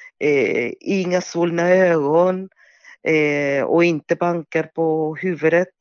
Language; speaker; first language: Swedish; non-native, fluent; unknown